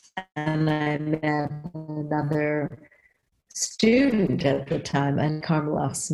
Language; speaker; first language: English; native; English